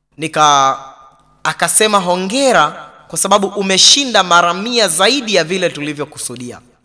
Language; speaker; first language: Swahili; native; Swahili